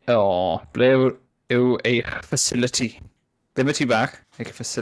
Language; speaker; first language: Welsh; non-native, local second language; English